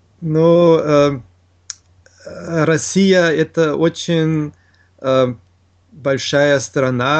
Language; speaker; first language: Russian; non-native, learner; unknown